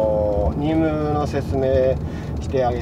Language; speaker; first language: Japanese; non-native, fluent; Chinese